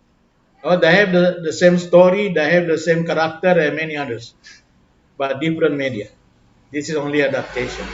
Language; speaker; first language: English; non-native, fluent; Indonesian